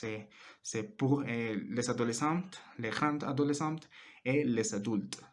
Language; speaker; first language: French; non-native, learner; Spanish